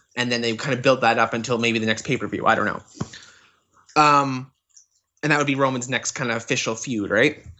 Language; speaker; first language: English; native; English